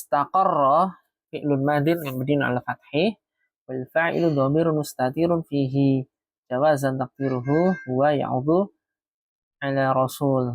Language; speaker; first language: Arabic; non-native, fluent; Indonesian